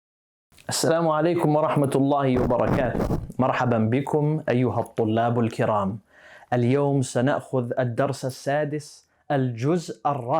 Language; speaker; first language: Arabic; non-native, fluent; English